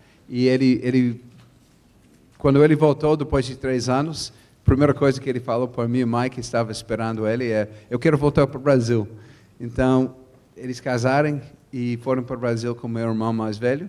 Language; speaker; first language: Portuguese; non-native, fluent; English